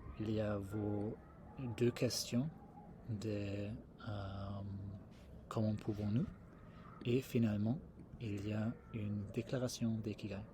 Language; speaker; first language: French; non-native, fluent; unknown